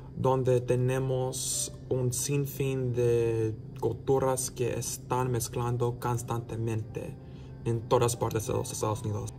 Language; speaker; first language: Spanish; non-native, learner; English